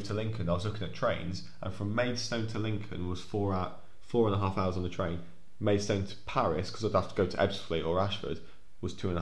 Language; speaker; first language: English; native; English